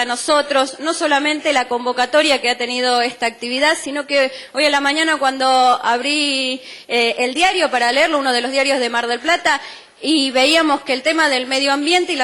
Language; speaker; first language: Spanish; native; Spanish